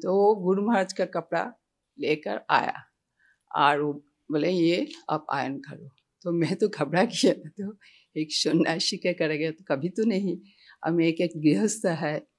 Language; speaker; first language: Hindi; non-native, local second language; Bangla